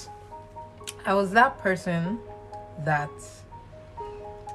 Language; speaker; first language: English; non-native, local second language; Igbo